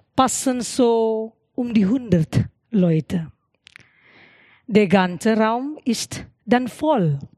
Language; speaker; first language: German; non-native, learner; Indonesian